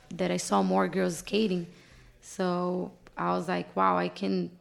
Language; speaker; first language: English; non-native, fluent; Portuguese